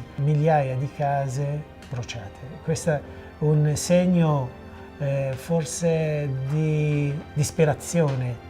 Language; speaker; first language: Italian; non-native, fluent; Assyrian Neo-Aramaic